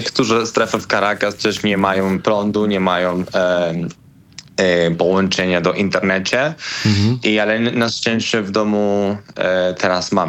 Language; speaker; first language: Polish; non-native, learner; Spanish